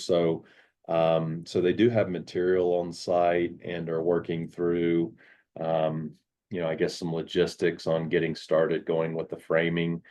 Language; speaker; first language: English; native; English